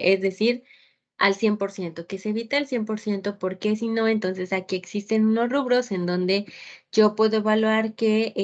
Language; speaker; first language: Spanish; native; Spanish